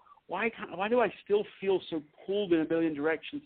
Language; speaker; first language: English; native; English